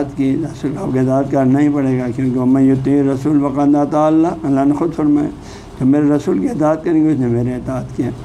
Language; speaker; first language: Urdu; non-native, local second language; Balti